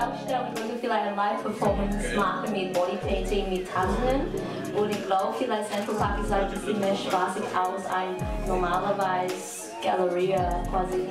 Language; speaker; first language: German; non-native, learner; Cantonese